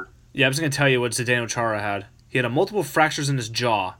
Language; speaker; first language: English; native; English